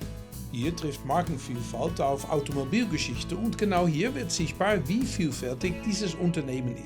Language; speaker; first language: German; native; German